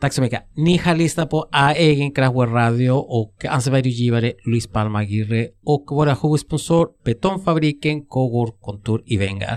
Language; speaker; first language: Swedish; non-native, fluent; Spanish